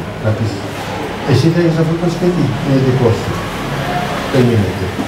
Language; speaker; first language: Greek; early bilingual, heritage; Greek